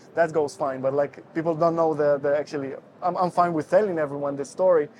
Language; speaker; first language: English; non-native, fluent; Russian